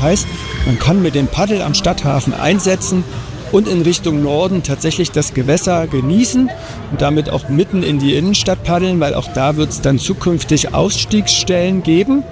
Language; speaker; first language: German; native; German